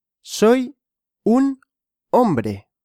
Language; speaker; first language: Spanish; non-native, fluent; Russian